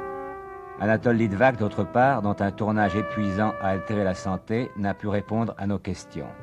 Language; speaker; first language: French; native; French